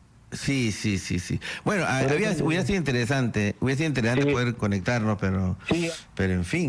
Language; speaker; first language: Spanish; native; Spanish